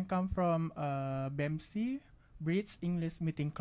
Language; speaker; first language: English; non-native, learner; Indonesian